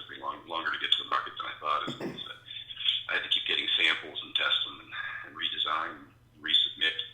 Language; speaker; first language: English; native; English